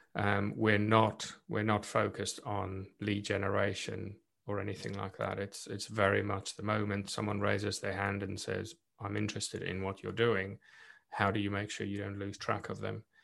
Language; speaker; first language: English; non-native, local second language; Afrikaans